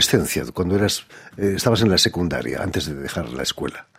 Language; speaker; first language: Spanish; native; Spanish